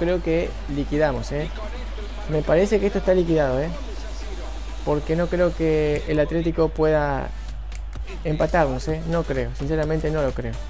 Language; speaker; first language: Spanish; native; Spanish